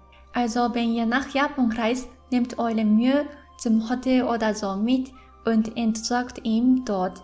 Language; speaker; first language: German; non-native, fluent; Japanese